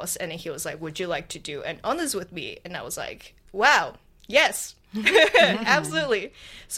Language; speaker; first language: English; non-native, local second language; Cantonese